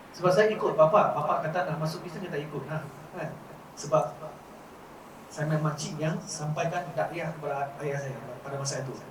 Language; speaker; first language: Malay; non-native, local second language; Chinese